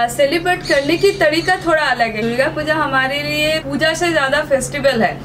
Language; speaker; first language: Hindi; non-native, local second language; Bangla